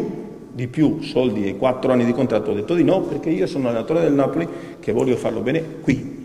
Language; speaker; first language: Italian; non-native, fluent; Spanish